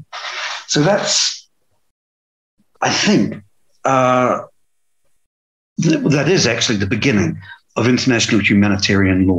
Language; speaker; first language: English; native; English